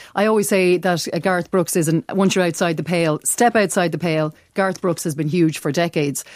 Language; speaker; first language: English; native; English